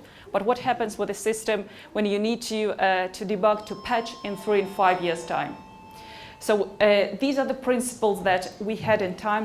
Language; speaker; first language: English; non-native, fluent; Hebrew